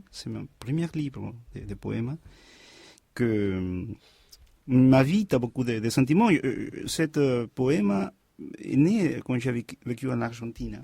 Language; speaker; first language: French; non-native, fluent; Spanish